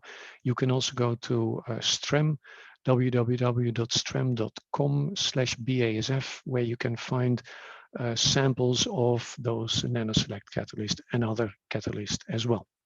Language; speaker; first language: English; non-native, fluent; Dutch